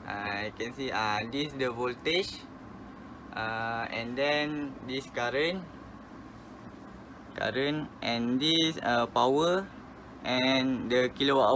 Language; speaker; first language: English; non-native, learner; Malay